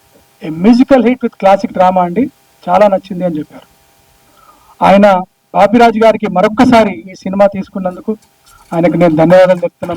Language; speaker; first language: Telugu; native; Telugu